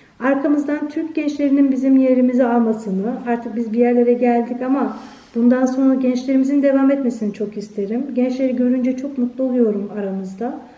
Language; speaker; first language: Turkish; early bilingual, heritage; Turkish